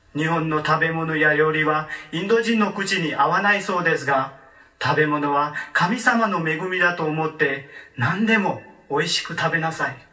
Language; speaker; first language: Japanese; non-native, learner; Marathi